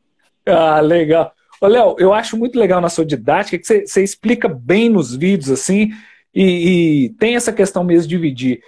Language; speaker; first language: Portuguese; native; Portuguese